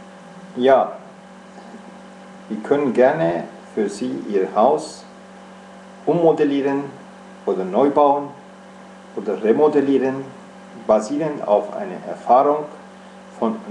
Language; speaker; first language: German; non-native, fluent; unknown